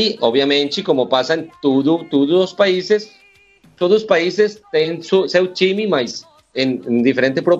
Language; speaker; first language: Portuguese; non-native, learner; Spanish